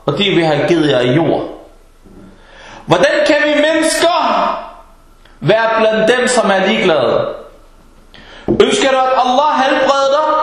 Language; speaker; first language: Danish; early bilingual, other home language; Arabic